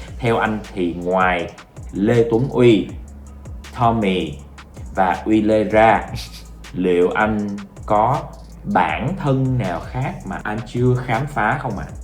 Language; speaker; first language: Vietnamese; non-native, fluent; English